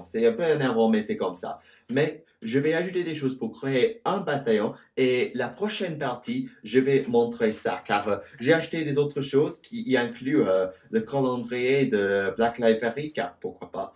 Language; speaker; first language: French; non-native, learner; English